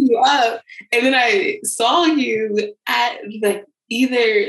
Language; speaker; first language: English; native; English